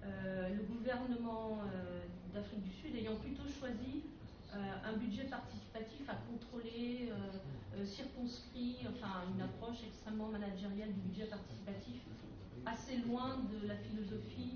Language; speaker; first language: French; native; French